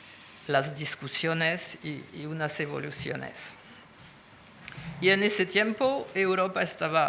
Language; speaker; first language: Spanish; non-native, fluent; French